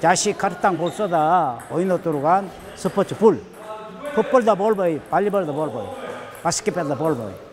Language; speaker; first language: Kyrgyz; non-native, learner; Korean